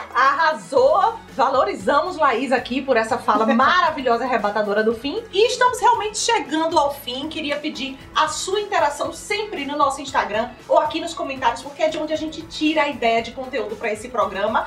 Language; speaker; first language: Portuguese; native; Portuguese